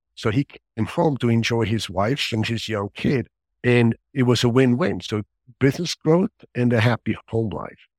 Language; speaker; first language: English; non-native, fluent; German